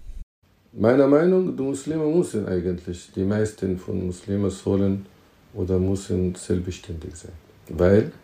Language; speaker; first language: German; non-native, fluent; Arabic